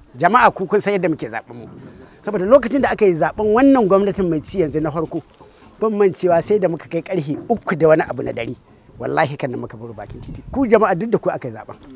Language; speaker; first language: Hausa; native; Hausa